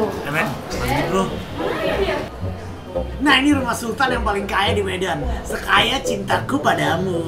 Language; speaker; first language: Indonesian; native; Indonesian